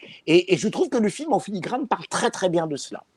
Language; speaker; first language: French; native; French